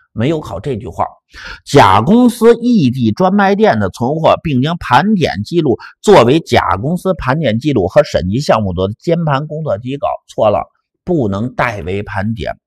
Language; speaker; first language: Chinese; native; Chinese